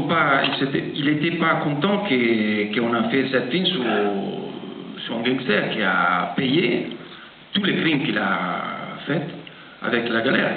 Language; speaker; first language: French; non-native, fluent; Italian